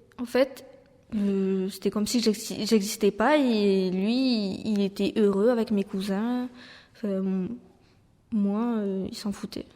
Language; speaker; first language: French; native; French